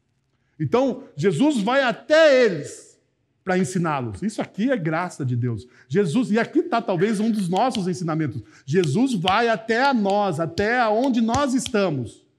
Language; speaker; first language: Portuguese; native; Portuguese